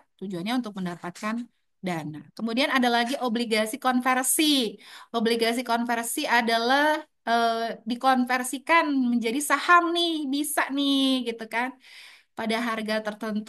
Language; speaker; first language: Indonesian; native; Indonesian